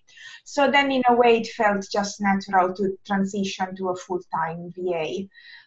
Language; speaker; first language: English; non-native, fluent; Italian